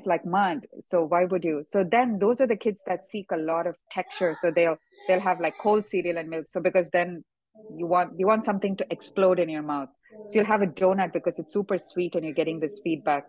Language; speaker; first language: English; non-native, local second language; Tamil